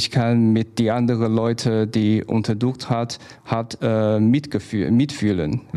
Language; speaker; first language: German; non-native, fluent; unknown